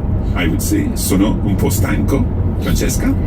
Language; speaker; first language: Italian; non-native, fluent; English